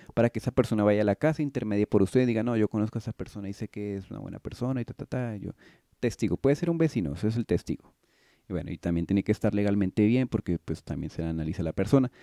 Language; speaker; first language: Spanish; native; Spanish